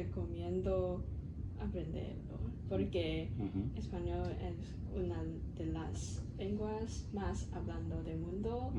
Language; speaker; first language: Spanish; non-native, learner; Cantonese